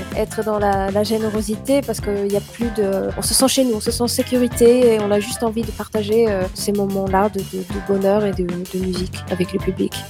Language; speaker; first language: French; non-native, fluent; Swedish